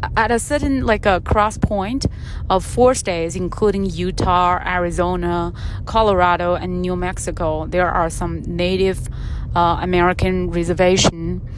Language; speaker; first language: English; non-native, fluent; Chinese